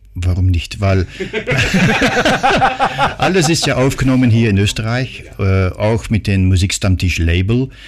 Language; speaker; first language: German; non-native, fluent; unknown